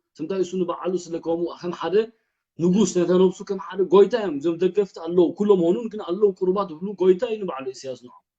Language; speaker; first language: Tigrinya; early bilingual, heritage; Tigrinya